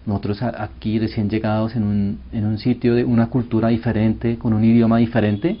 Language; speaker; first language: Spanish; early bilingual, other home language; Korean